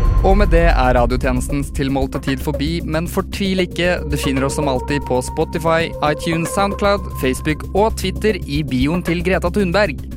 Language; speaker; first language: Norwegian; native; Norwegian